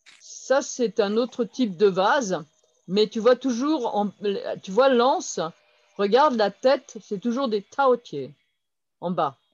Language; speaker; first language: French; non-native, fluent; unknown